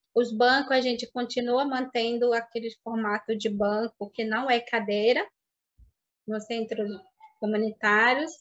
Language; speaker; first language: Portuguese; non-native, local second language; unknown